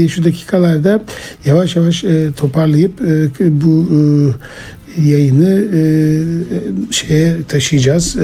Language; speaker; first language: Turkish; native; Turkish